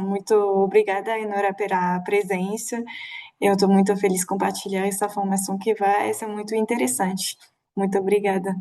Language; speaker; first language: Portuguese; non-native, fluent; French